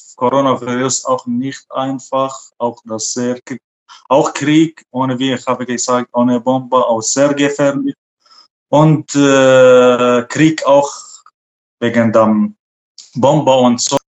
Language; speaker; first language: German; non-native, fluent; Arabic